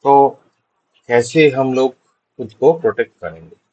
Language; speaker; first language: Hindi; non-native, local second language; Bangla